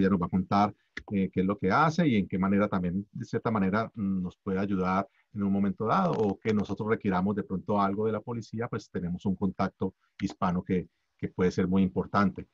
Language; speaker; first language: Spanish; native; Spanish